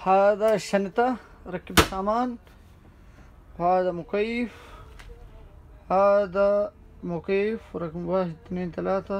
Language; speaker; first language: Arabic; non-native, learner; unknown